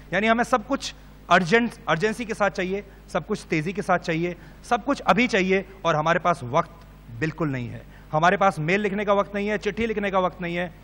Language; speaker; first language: Hindi; native; Hindi